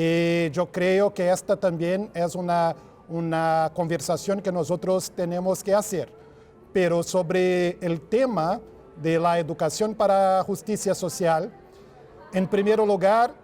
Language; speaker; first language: Spanish; non-native, fluent; Portuguese